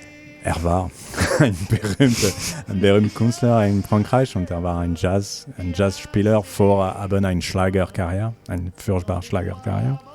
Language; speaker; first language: German; non-native, learner; French